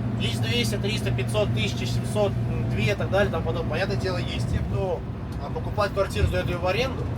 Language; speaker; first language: Russian; non-native, fluent; Vietnamese